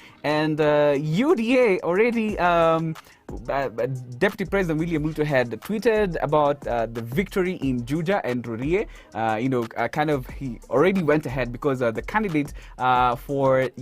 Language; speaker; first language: English; non-native, local second language; Swahili